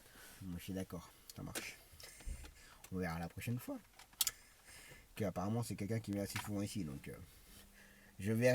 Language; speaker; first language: French; native; French